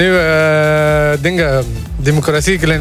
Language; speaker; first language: Dutch; non-native, learner; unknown